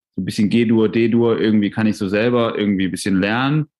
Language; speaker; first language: German; native; German